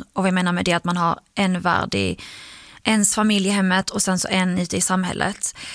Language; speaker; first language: Swedish; early bilingual, other home language; Arabic